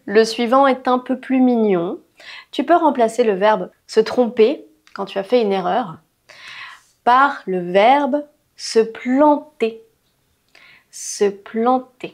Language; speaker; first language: French; native; French